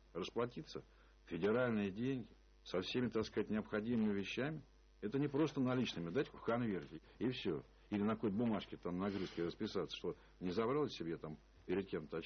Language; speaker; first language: Russian; native; Russian